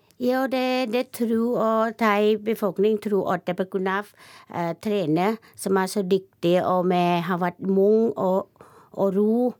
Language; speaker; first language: Norwegian; non-native, learner; Thai